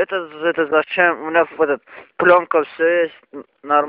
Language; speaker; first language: Russian; non-native, local second language; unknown